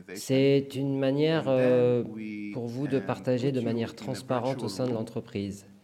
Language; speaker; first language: French; non-native, fluent; Hebrew